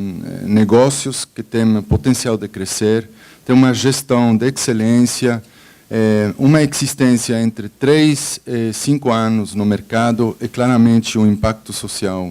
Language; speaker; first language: Portuguese; non-native, fluent; Spanish